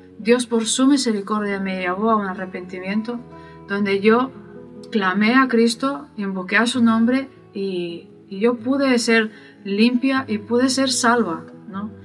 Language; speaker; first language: Spanish; non-native, fluent; Bulgarian